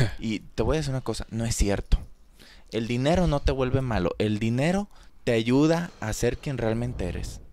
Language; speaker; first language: Spanish; native; Spanish